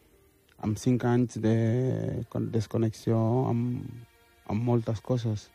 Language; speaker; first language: Catalan; early bilingual, other home language; Wolof